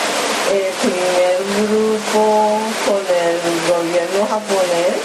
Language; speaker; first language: Spanish; early bilingual, other home language; Japanese